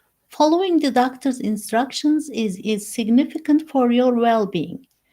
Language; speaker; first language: English; non-native, fluent; Turkish